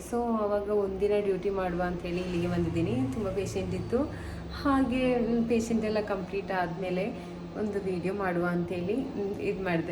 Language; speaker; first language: Kannada; non-native, local second language; Malayalam